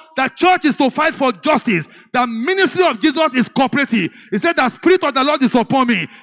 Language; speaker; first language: English; non-native, local second language; Yoruba